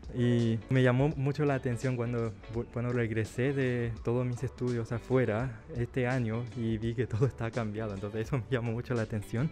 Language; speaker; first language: Spanish; early bilingual, other home language; Chinese